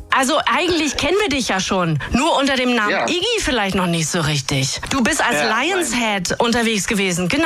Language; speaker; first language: German; native; German